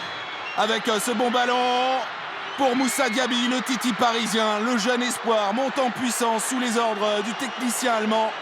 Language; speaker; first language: French; native; French